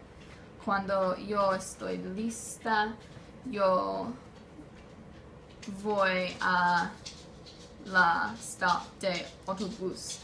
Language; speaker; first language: Spanish; non-native, learner; English